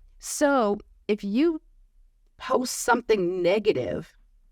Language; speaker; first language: English; native; English